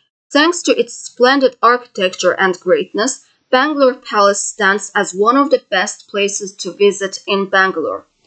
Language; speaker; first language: English; non-native, fluent; Azerbaijani